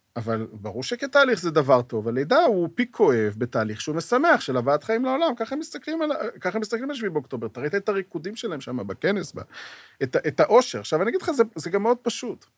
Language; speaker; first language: Hebrew; native; Hebrew